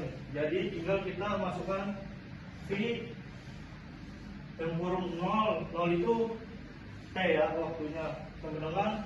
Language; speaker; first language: Indonesian; native; Indonesian